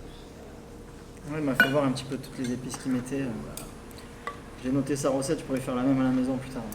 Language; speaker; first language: French; native; French